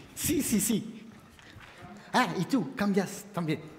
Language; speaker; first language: Spanish; non-native, learner; French